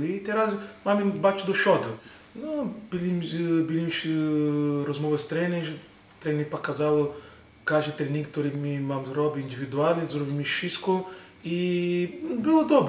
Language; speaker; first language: Polish; non-native, learner; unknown